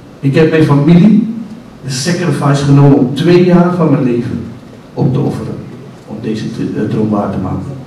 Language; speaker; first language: Dutch; native; Dutch